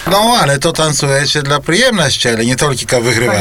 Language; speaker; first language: Polish; non-native, local second language; Belarusian